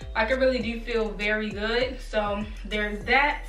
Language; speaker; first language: English; native; English